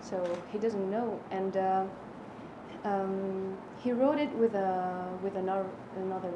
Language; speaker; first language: English; non-native, fluent; French